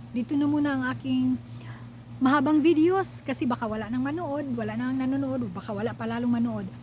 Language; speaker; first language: Filipino; non-native, local second language; Cebuano